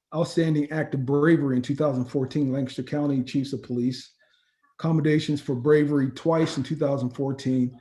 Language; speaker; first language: English; native; English